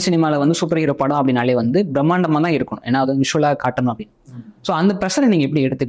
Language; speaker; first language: Tamil; native; Tamil